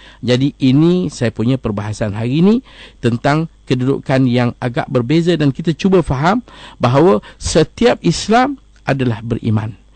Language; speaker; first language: Malay; native; Malay